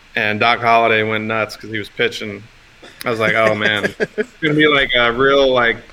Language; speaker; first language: English; native; English